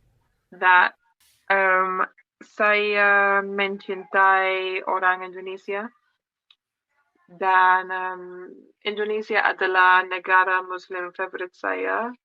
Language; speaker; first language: Indonesian; non-native, learner; English